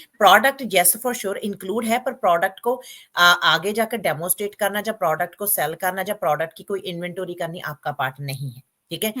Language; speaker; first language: Hindi; non-native, local second language; Punjabi